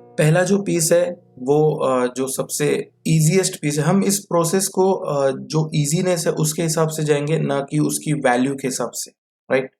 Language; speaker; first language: Hindi; non-native, local second language; Marathi